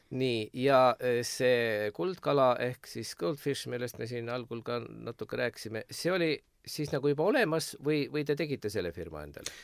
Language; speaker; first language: Estonian; native; Estonian